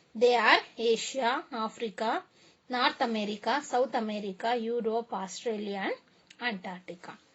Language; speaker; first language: English; non-native, local second language; Kannada